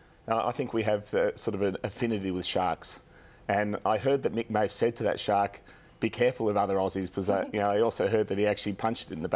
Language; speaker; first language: English; native; English